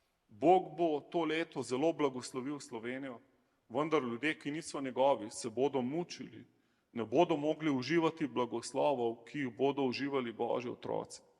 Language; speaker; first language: Slovenian; native; Slovenian